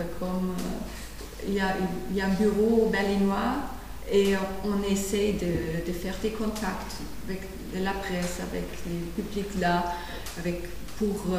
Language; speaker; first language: French; non-native, fluent; German